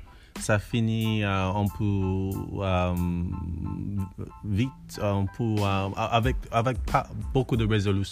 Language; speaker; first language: French; non-native, learner; English